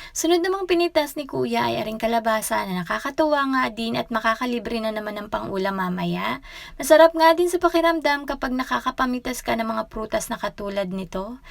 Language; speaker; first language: Filipino; native; Filipino